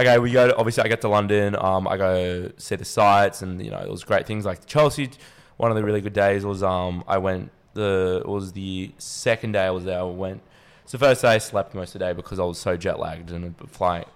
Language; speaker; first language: English; native; English